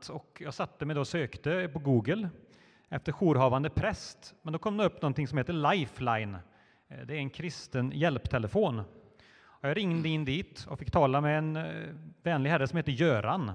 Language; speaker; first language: Swedish; native; Swedish